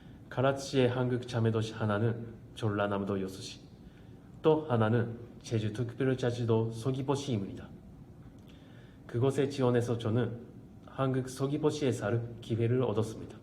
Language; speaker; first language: Korean; non-native, fluent; Japanese